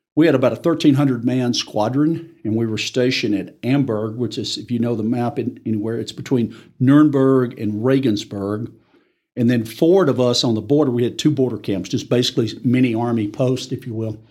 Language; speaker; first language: English; native; English